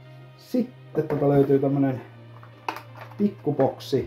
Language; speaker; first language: Finnish; native; Finnish